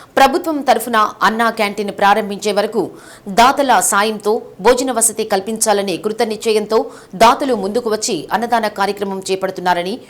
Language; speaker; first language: Telugu; native; Telugu